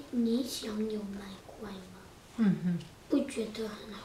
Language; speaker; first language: Chinese; early bilingual, heritage; Chinese